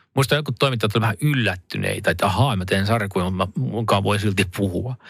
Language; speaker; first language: Finnish; native; Finnish